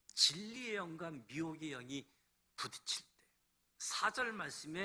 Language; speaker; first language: Korean; native; Korean